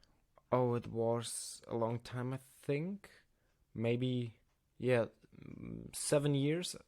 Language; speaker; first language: English; non-native, learner; German